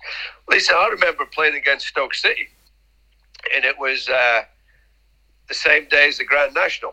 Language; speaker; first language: English; native; English